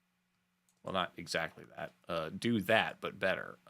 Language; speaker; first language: English; native; English